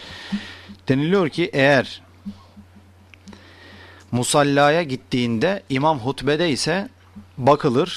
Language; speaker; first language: Turkish; native; Turkish